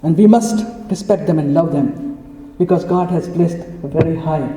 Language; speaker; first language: English; non-native, local second language; Gujarati